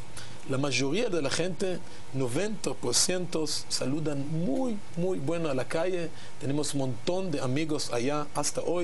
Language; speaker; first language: Spanish; non-native, learner; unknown